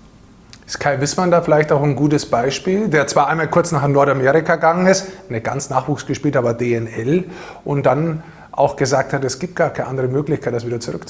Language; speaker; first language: German; native; German